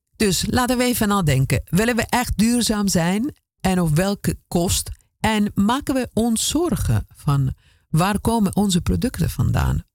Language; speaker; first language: Dutch; non-native, fluent; Italian